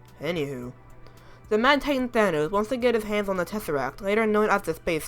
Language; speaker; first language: English; native; English